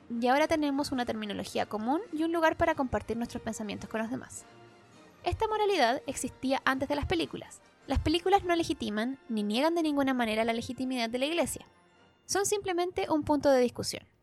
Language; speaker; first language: Spanish; native; Spanish